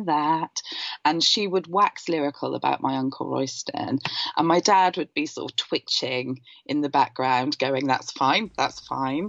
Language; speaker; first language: English; native; English